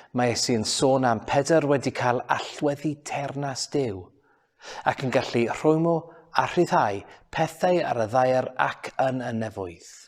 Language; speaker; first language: Welsh; non-native, local second language; English